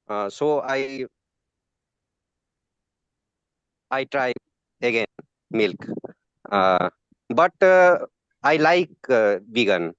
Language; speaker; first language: English; non-native, learner; Hindi